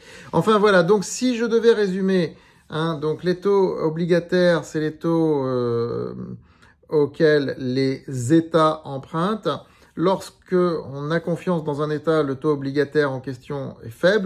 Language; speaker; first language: French; native; French